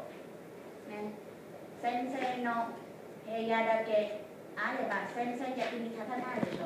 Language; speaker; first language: Japanese; non-native, fluent; Thai